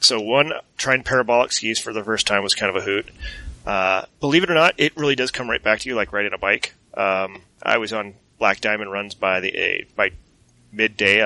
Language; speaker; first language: English; native; English